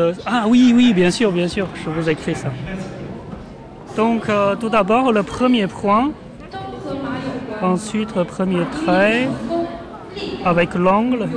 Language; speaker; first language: French; non-native, fluent; Chinese